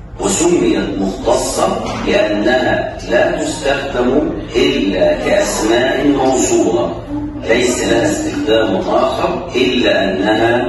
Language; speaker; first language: Arabic; non-native, learner; Indonesian